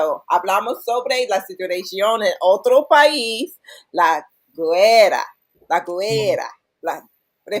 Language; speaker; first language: Spanish; non-native, learner; English